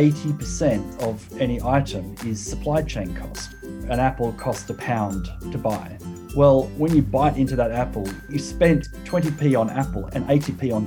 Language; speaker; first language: English; native; English